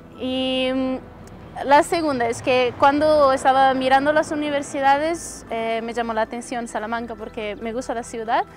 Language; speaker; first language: Spanish; non-native, fluent; Kabuverdianu